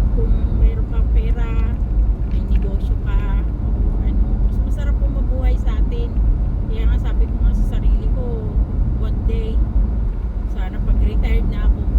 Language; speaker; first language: Filipino; native; Filipino